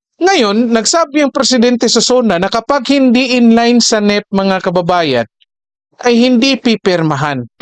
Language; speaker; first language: Filipino; native; Filipino